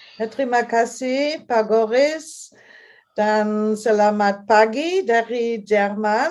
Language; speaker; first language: Indonesian; non-native, fluent; German